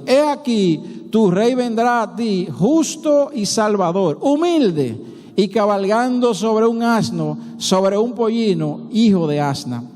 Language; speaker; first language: Spanish; native; Spanish